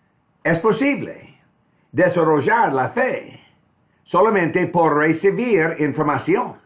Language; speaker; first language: Spanish; non-native, fluent; English